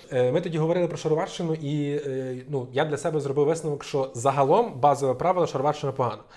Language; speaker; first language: Ukrainian; native; Ukrainian